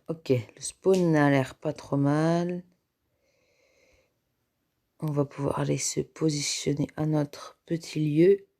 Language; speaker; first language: French; native; French